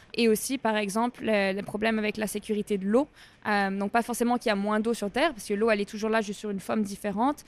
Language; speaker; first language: French; native; French